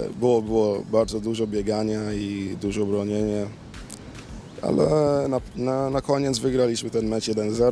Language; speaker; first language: Polish; early bilingual, other home language; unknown